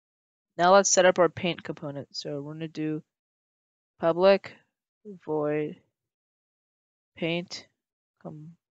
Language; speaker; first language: English; native; English